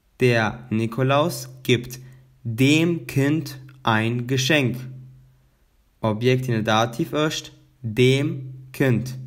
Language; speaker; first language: German; non-native, fluent; Albanian